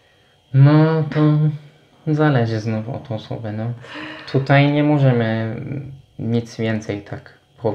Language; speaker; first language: Polish; non-native, fluent; Turkish